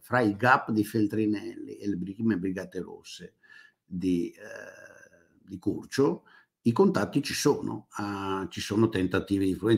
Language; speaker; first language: Italian; native; Italian